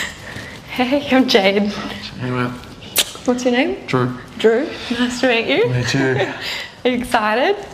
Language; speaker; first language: English; native; English